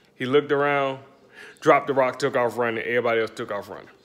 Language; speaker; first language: English; native; English